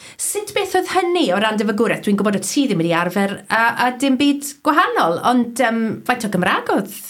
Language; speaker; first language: Welsh; native; Welsh